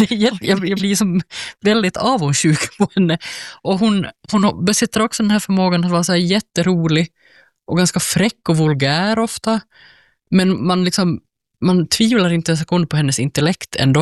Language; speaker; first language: Swedish; native; Swedish